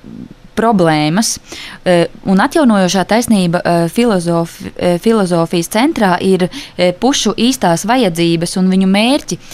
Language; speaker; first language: Latvian; native; Latvian